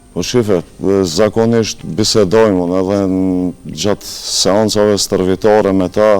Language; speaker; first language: Albanian; native; Albanian